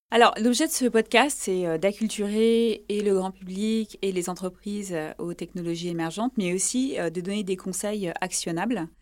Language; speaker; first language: French; native; French